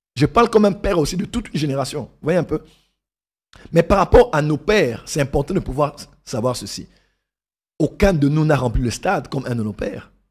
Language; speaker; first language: French; non-native, local second language; Lingala